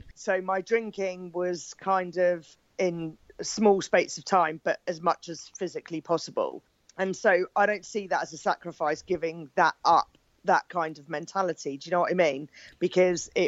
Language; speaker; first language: English; native; English